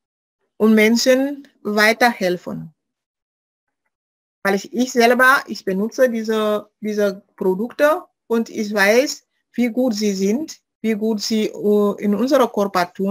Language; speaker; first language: German; non-native, fluent; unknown